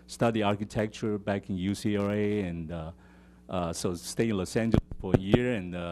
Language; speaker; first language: English; non-native, fluent; Chinese